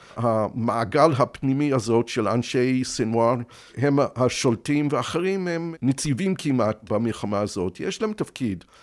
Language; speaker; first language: Hebrew; non-native, fluent; English